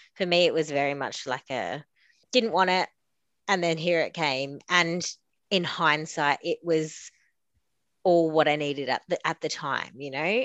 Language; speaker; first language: English; native; English